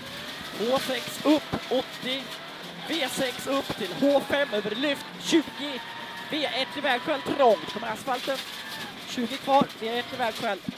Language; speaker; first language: Swedish; native; Swedish